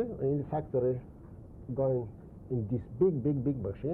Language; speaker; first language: English; non-native, learner; Spanish